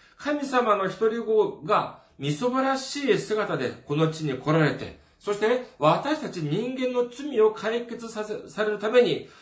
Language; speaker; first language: Japanese; non-native, fluent; Korean